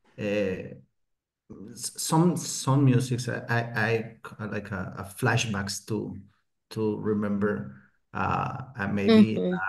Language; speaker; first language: English; non-native, learner; Spanish